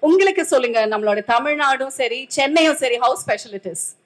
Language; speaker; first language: Tamil; native; Tamil